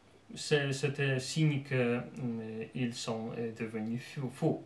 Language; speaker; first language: French; non-native, fluent; Polish